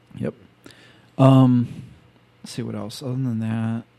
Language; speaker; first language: English; native; English